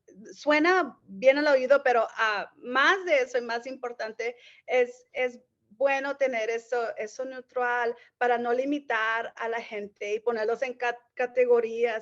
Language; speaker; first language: Spanish; early bilingual, heritage; Spanish